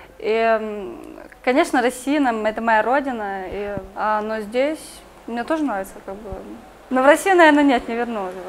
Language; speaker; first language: Russian; native; Russian